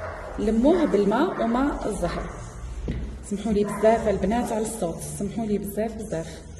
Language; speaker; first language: Arabic; native; Arabic